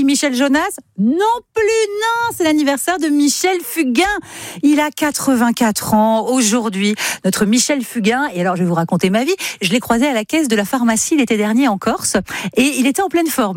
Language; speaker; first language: French; native; French